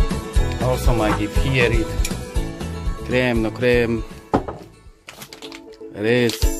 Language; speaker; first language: English; non-native, learner; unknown